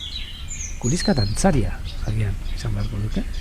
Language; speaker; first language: Basque; native; Basque